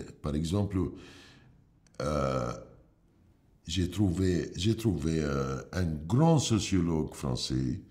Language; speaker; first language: French; non-native, fluent; Arabic